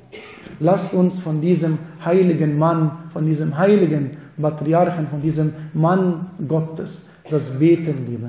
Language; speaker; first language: German; non-native, fluent; Arabic